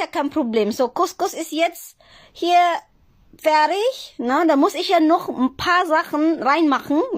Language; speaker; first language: German; non-native, fluent; Cebuano